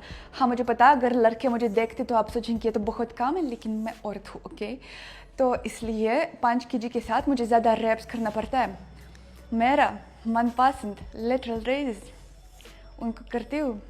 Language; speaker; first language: Hindi; non-native, fluent; Russian